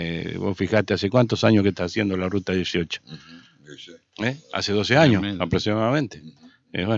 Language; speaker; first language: Spanish; native; Spanish